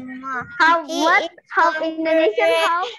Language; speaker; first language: English; non-native, learner; Indonesian